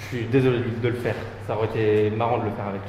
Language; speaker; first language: French; native; French